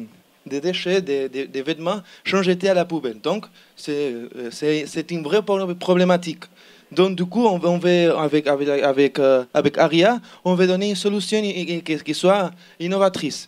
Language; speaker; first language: French; non-native, learner; Spanish